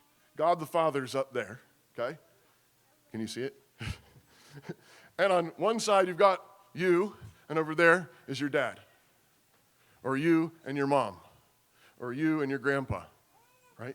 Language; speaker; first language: English; native; English